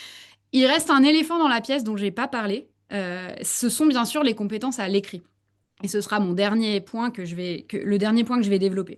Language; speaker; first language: French; native; French